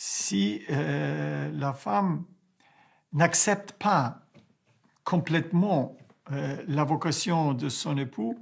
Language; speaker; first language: French; non-native, fluent; Ukrainian